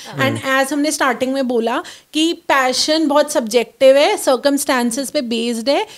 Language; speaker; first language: Hindi; native; Hindi